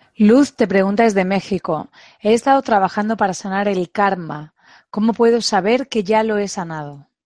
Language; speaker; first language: Spanish; native; Spanish